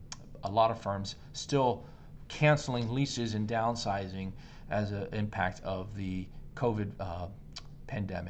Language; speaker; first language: English; native; English